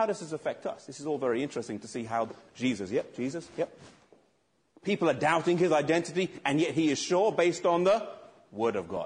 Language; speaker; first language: English; native; English